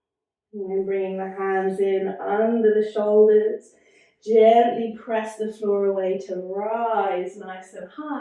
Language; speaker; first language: English; native; English